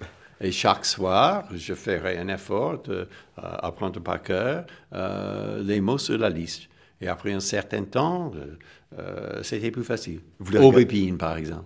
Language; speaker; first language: French; non-native, fluent; English